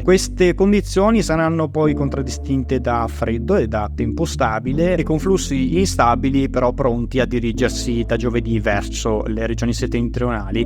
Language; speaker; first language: Italian; native; Italian